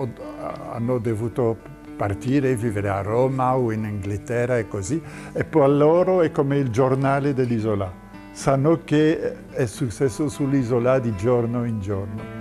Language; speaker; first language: Italian; non-native, fluent; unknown